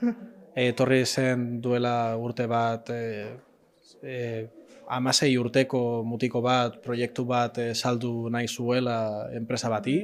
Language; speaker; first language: Basque; non-native, local second language; Spanish